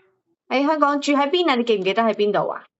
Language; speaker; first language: Cantonese; native; Cantonese